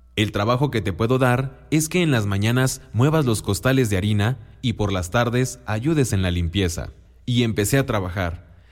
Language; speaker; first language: Spanish; non-native, local second language; Mixtepec Mixtec